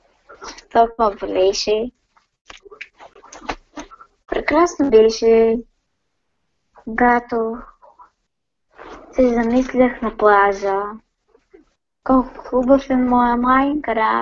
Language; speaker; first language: Bulgarian; native; Bulgarian